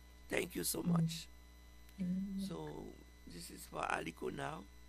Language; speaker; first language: English; non-native, fluent; Haitian Creole